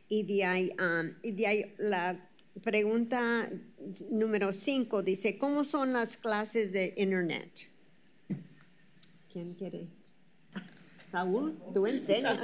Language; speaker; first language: Spanish; early bilingual, heritage; Spanish